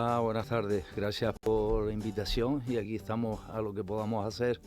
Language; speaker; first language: Spanish; native; Spanish